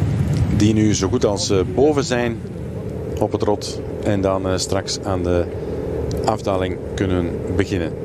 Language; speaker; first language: Dutch; native; Dutch